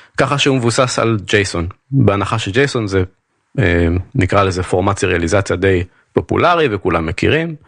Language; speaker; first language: Hebrew; native; Hebrew